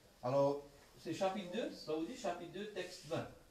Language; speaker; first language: French; non-native, local second language; Morisyen